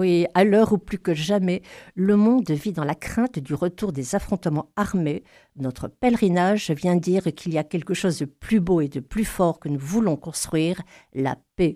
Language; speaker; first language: French; native; French